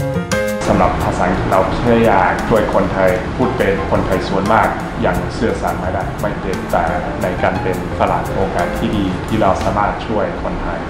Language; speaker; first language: Thai; non-native, fluent; English